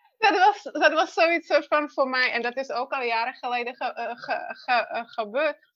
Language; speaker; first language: Dutch; non-native, fluent; Czech